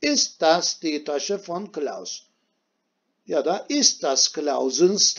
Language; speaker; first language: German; non-native, fluent; Turkish